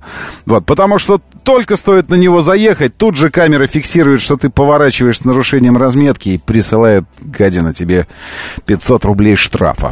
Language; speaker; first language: Russian; native; Russian